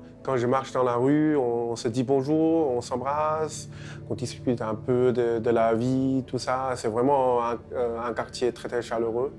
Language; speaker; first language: French; non-native, fluent; Chinese